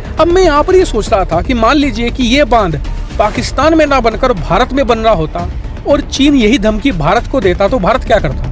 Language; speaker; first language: Hindi; native; Hindi